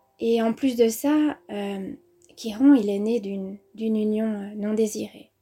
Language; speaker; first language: French; native; French